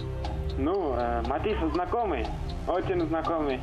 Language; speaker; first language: Russian; non-native, local second language; Kazakh